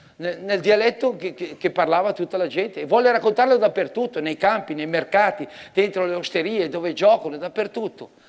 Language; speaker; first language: Italian; native; Italian